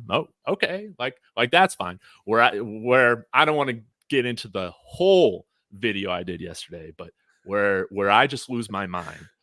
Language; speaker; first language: English; native; English